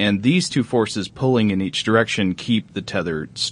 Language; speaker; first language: English; native; English